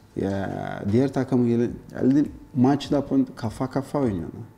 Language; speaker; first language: Turkish; non-native, learner; Portuguese